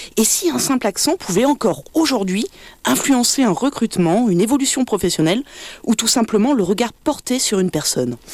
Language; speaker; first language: French; native; French